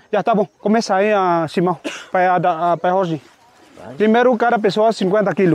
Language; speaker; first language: Portuguese; non-native, learner; Vietnamese